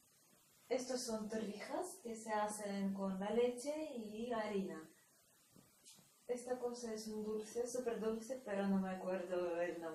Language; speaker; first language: Spanish; non-native, learner; Russian